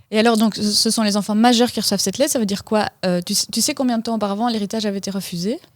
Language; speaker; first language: French; native; French